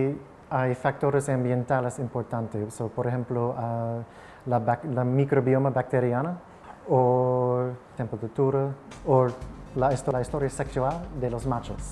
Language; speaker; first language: Spanish; non-native, fluent; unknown